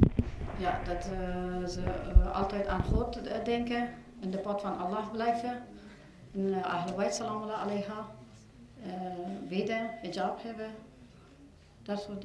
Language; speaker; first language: Dutch; non-native, learner; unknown